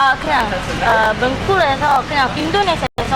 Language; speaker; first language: Korean; non-native, learner; Indonesian